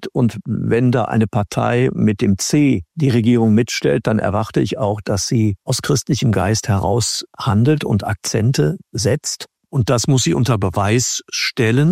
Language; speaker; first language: German; native; German